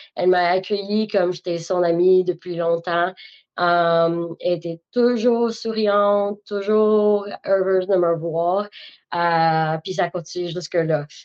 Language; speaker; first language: French; native; French